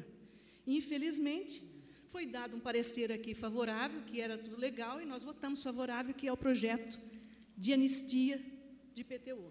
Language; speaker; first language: Portuguese; native; Portuguese